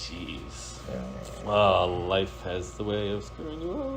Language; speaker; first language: English; native; English